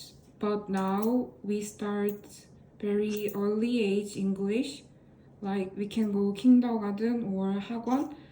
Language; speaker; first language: English; non-native, learner; Korean